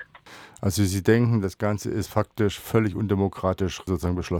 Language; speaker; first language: German; native; German